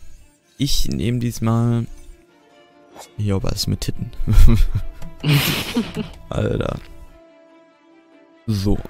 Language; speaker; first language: German; native; German